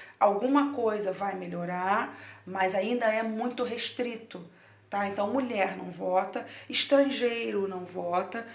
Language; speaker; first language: Portuguese; native; Portuguese